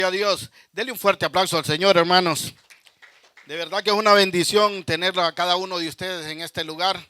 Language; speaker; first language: Spanish; native; Spanish